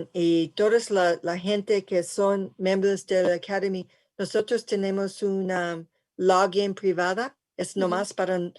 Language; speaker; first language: Spanish; early bilingual, heritage; English